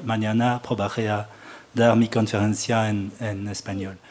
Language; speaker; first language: Spanish; non-native, learner; French